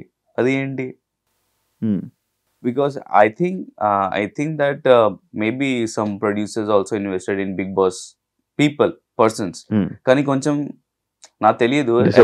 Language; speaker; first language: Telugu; non-native, local second language; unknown